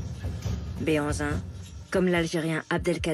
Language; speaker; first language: French; native; French